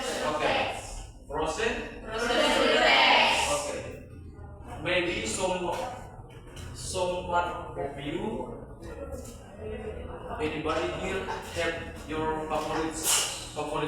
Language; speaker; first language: English; non-native, learner; Indonesian